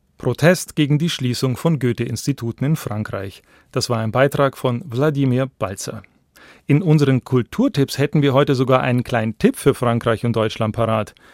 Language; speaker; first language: German; native; German